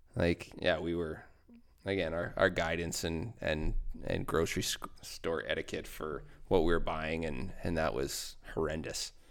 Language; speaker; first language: English; native; English